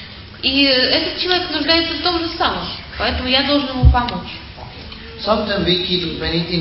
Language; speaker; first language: Russian; native; Russian